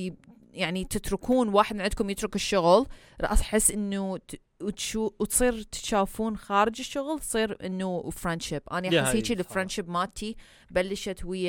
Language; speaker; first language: Arabic; early bilingual, heritage; Arabic